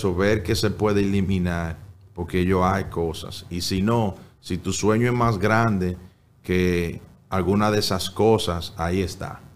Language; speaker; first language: Spanish; early bilingual, heritage; Spanish